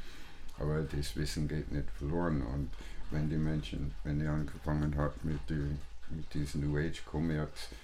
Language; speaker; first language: German; non-native, fluent; English